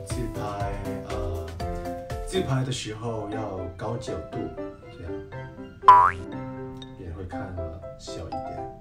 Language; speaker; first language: Chinese; non-native, fluent; Thai